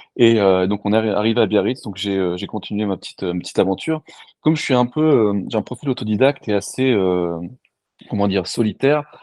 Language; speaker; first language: French; native; French